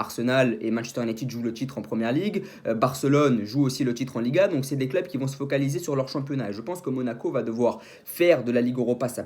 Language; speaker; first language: French; native; French